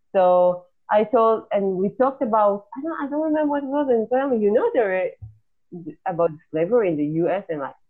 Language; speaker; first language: English; non-native, fluent; Hebrew